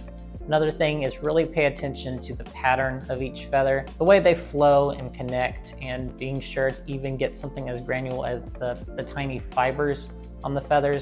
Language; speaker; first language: English; native; English